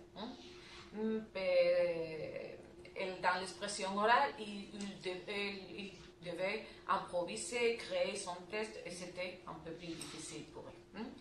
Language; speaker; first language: French; non-native, learner; Spanish